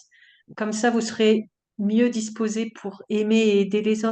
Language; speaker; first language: French; native; French